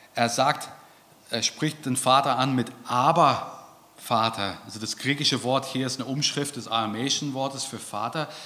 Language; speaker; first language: German; non-native, fluent; English